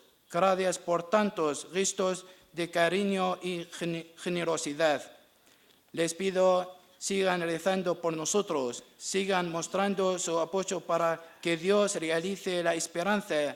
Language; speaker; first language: Spanish; non-native, learner; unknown